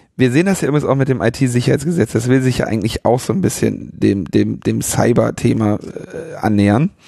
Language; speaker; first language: German; native; German